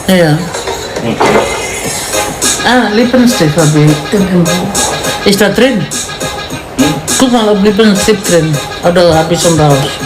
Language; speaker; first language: German; non-native, learner; Indonesian